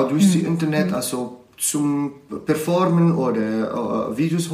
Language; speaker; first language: German; non-native, learner; Arabic